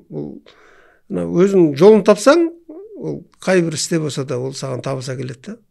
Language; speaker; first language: Kazakh; native; Kazakh